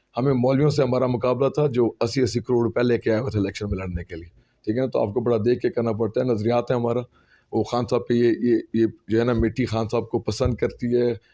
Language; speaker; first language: Urdu; non-native, local second language; Pashto